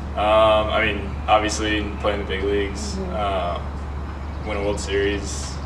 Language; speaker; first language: English; native; English